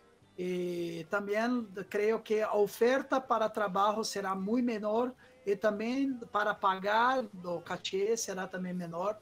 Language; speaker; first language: Spanish; non-native, fluent; Portuguese